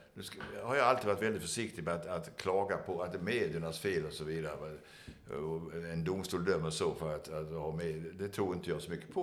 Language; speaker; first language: Swedish; native; Swedish